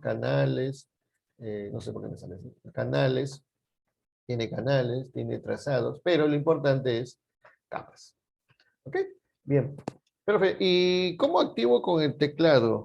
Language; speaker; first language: Spanish; native; Spanish